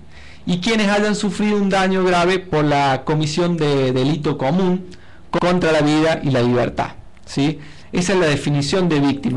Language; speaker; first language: Spanish; native; Spanish